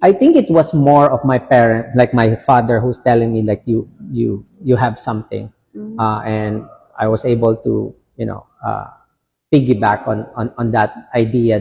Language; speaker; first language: English; non-native, local second language; Filipino